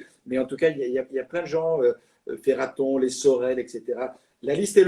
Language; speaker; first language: French; native; French